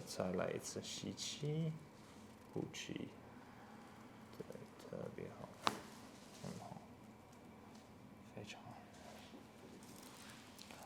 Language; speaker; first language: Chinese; non-native, learner; English